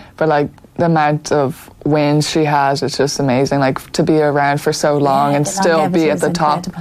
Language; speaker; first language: English; native; English